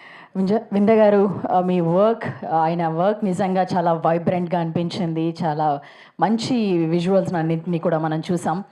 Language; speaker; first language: Telugu; native; Telugu